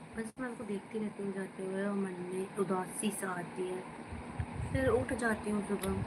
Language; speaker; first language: Hindi; native; Hindi